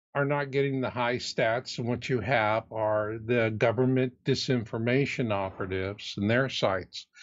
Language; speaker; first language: English; native; English